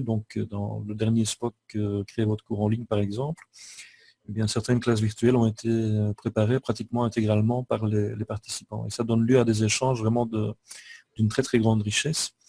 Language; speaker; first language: French; native; French